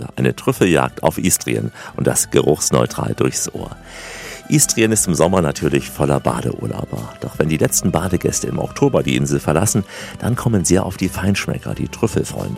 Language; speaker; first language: German; native; German